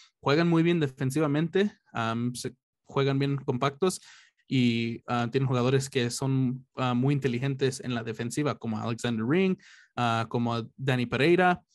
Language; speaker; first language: Spanish; early bilingual, heritage; Spanish